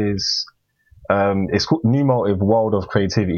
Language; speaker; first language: English; native; English